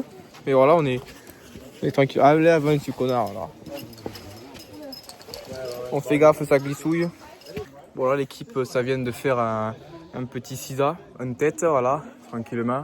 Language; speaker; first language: French; native; French